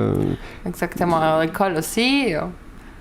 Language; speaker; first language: French; non-native, learner; Lithuanian